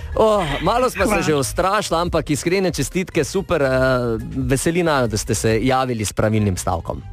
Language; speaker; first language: Slovenian; native; Slovenian